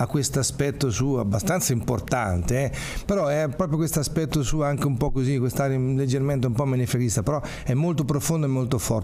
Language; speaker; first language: Italian; native; Italian